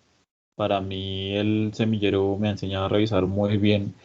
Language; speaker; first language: Spanish; native; Spanish